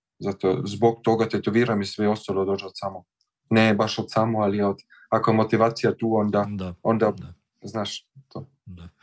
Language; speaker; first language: Serbian; early bilingual, heritage; Croatian